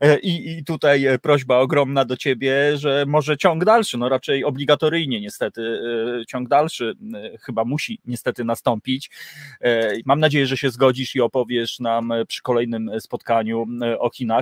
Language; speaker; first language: Polish; native; Polish